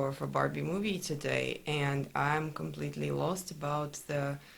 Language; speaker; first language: English; non-native, fluent; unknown